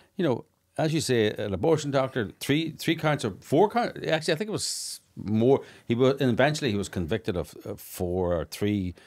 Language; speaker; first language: English; native; English